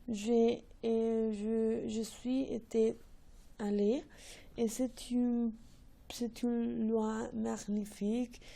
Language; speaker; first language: French; non-native, learner; Spanish